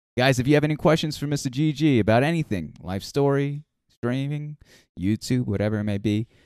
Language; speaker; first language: English; early bilingual, other home language; Filipino